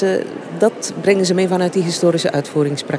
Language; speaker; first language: Dutch; native; Dutch